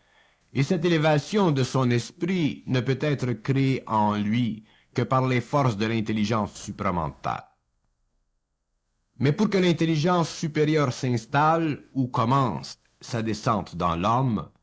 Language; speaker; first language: French; native; French